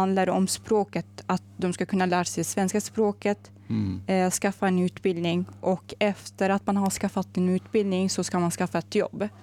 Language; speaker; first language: Swedish; non-native, fluent; Arabic